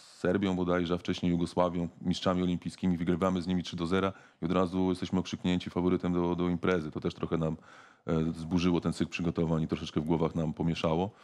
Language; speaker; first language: Polish; native; Polish